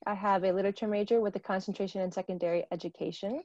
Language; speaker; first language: English; native; English